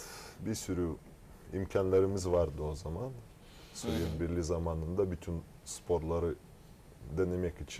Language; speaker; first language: Turkish; non-native, fluent; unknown